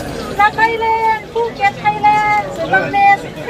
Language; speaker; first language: French; non-native, learner; Thai